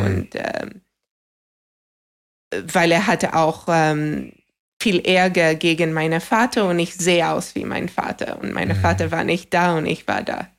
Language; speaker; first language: German; non-native, fluent; English